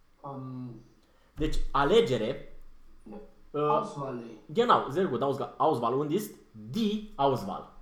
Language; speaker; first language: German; non-native, fluent; Romanian